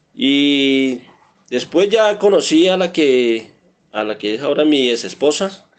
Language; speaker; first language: Spanish; native; Spanish